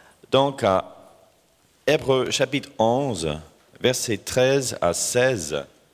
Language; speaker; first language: French; non-native, fluent; English